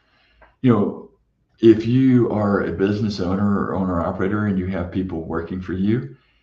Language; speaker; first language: English; native; English